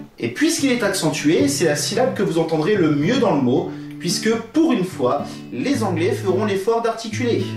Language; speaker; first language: French; native; French